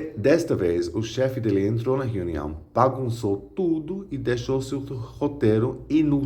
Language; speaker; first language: Portuguese; non-native, fluent; English